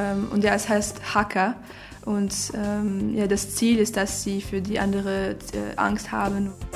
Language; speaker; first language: German; non-native, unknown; English